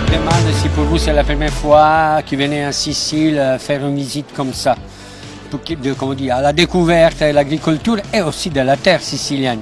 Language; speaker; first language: French; non-native, fluent; Italian